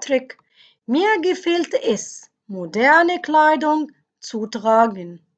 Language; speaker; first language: German; non-native, fluent; Arabic